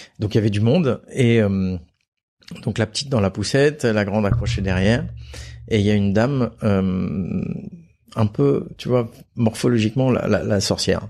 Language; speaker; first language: French; native; French